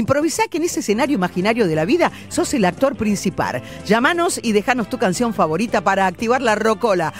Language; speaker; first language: Spanish; native; Spanish